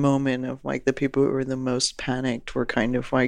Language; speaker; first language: English; native; English